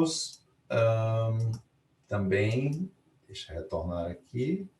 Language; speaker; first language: Portuguese; native; Portuguese